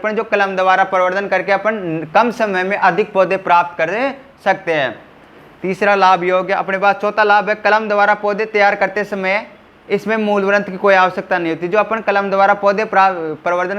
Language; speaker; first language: Hindi; native; Hindi